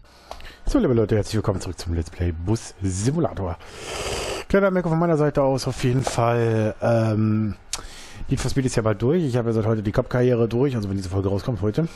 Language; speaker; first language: German; native; German